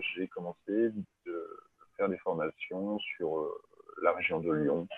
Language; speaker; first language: French; native; French